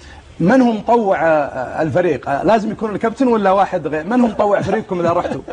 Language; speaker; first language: Arabic; native; Arabic